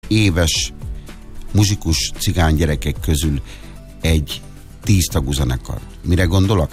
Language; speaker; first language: Hungarian; native; Hungarian